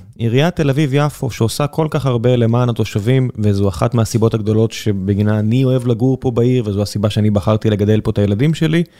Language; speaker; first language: Hebrew; native; Hebrew